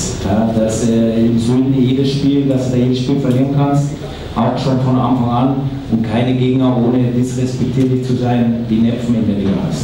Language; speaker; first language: German; native; German